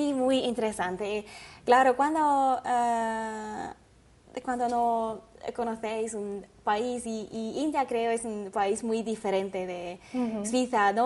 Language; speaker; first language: Spanish; non-native, learner; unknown